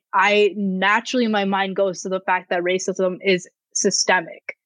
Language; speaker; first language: English; native; English